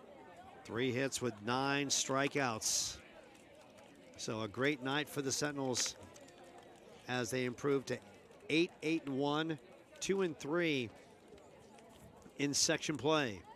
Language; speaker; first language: English; native; English